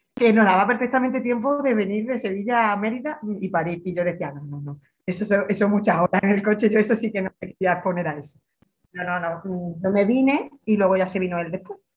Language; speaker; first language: Spanish; native; Spanish